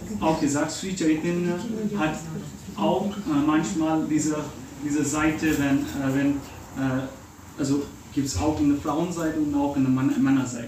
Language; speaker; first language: German; non-native, learner; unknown